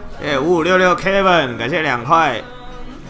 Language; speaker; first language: Chinese; native; Chinese